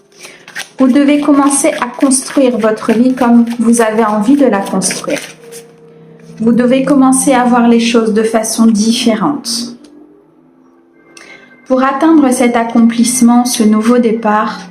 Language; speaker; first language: French; native; French